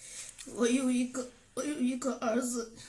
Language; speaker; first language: Chinese; non-native, local second language; Uyghur